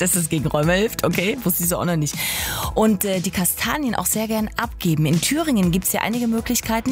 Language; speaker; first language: German; native; German